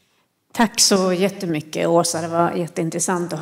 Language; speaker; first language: Swedish; native; Swedish